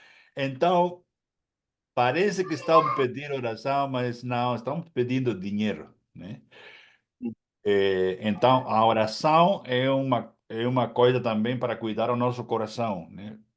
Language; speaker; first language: Portuguese; non-native, fluent; Spanish